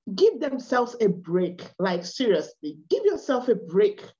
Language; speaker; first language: English; non-native, local second language; Igbo